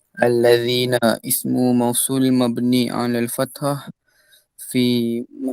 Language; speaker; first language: Arabic; non-native, learner; Malay